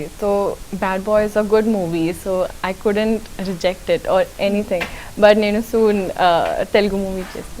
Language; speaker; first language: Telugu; non-native, local second language; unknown